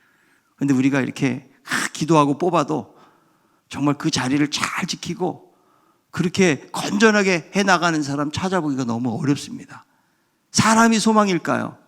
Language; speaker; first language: Korean; native; Korean